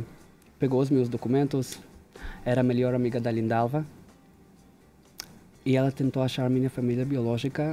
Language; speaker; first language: Portuguese; non-native, fluent; Hebrew